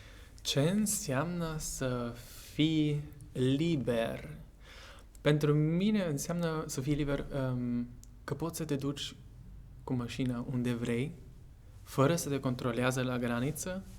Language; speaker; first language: Romanian; early bilingual, heritage; Romanian